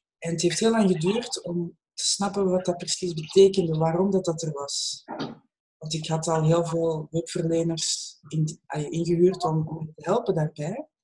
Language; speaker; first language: Dutch; native; Dutch